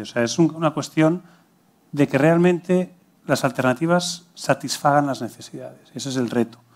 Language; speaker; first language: Spanish; native; Spanish